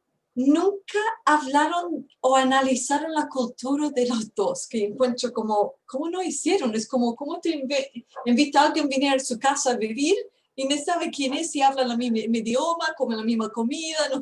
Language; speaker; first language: Spanish; non-native, fluent; English